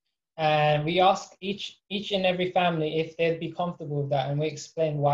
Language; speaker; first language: English; early bilingual, other home language; Portuguese